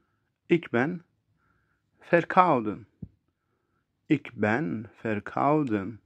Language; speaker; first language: Dutch; non-native, learner; Turkish